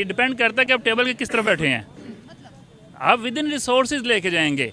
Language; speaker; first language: Hindi; native; Hindi